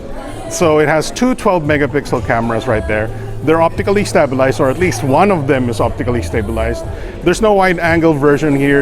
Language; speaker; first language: English; non-native, local second language; Filipino